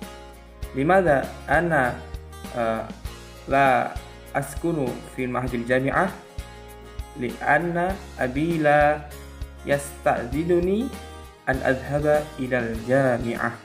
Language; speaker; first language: Arabic; non-native, learner; Javanese